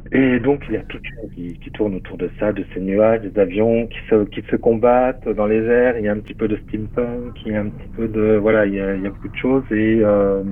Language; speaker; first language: French; native; French